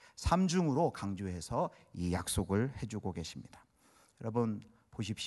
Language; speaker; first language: Korean; native; Korean